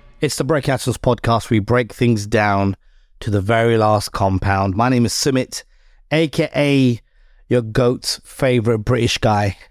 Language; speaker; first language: English; native; English